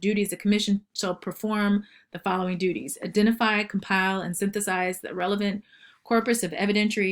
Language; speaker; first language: English; native; English